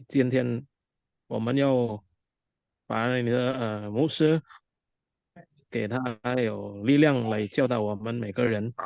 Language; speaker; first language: Chinese; non-native, learner; Indonesian